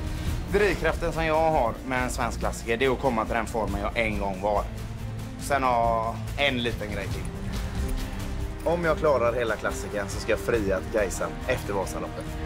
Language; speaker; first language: Swedish; native; Swedish